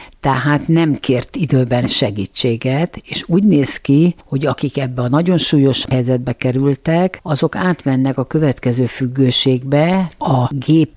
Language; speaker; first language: Hungarian; native; Hungarian